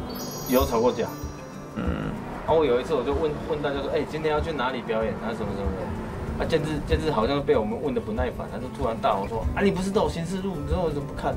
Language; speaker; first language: Chinese; native; Chinese